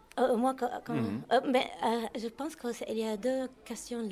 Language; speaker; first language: French; non-native, learner; Arabic